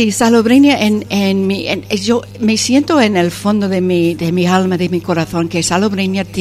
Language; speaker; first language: Spanish; non-native, fluent; English